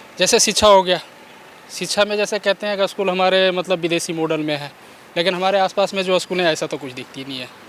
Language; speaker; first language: Hindi; native; Hindi